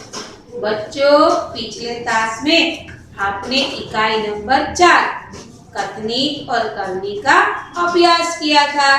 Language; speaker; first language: Hindi; non-native, local second language; Gujarati